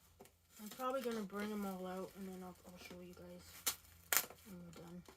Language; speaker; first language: English; native; English